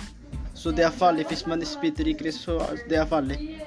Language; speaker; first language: Norwegian; non-native, learner; Spanish